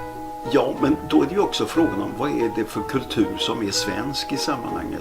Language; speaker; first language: Swedish; native; Swedish